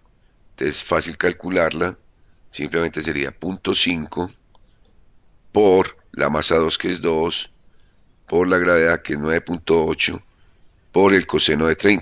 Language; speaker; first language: Spanish; native; Spanish